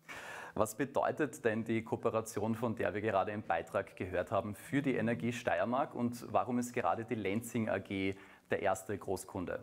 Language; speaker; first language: German; native; German